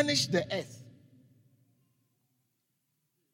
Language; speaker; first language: English; non-native, local second language; Akan